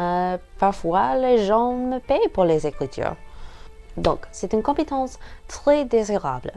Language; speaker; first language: French; non-native, learner; English